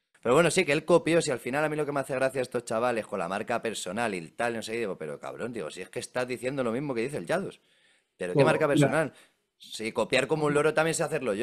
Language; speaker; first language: Spanish; native; Spanish